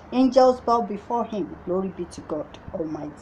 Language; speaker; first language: English; non-native, local second language; Yoruba